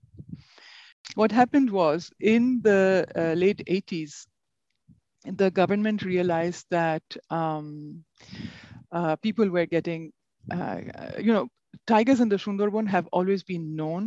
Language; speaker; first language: English; non-native, local second language; Bangla